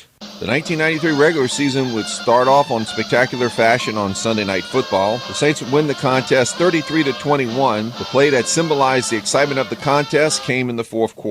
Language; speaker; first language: English; native; English